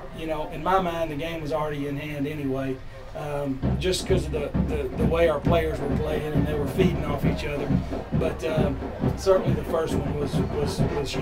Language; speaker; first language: English; native; English